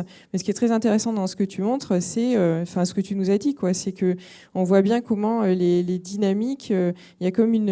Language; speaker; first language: French; native; French